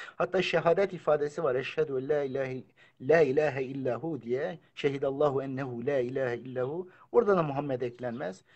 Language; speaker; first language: Turkish; non-native, local second language; Kurdish